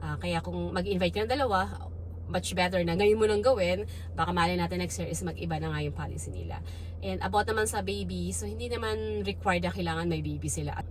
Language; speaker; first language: Filipino; native; Filipino